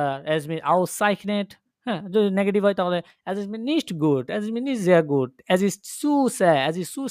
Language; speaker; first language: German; non-native, learner; Bangla